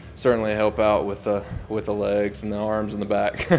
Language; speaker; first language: English; native; English